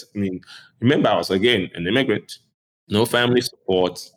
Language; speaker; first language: English; non-native, local second language; Akan